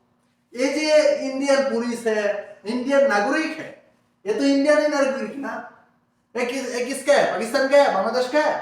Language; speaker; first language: Hindi; non-native, learner; Bangla